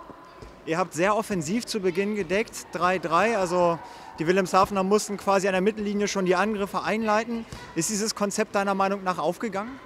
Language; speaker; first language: German; native; German